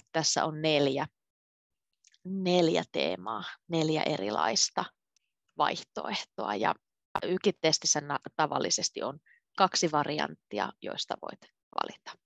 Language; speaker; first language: Finnish; native; Finnish